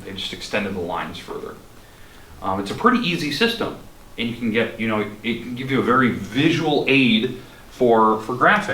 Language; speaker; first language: English; native; English